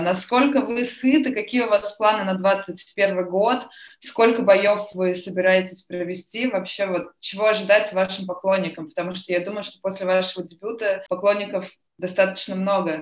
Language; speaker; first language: Russian; native; Russian